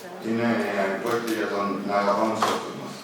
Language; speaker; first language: Greek; native; Greek